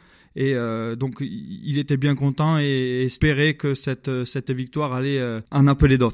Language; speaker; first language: French; native; French